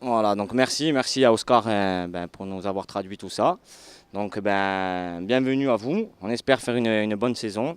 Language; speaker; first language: French; native; French